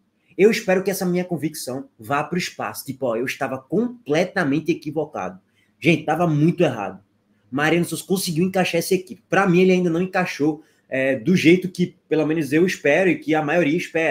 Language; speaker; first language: Portuguese; native; Portuguese